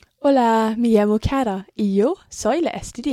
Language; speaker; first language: Spanish; non-native, learner; English